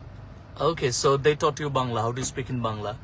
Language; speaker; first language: English; non-native, fluent; Bangla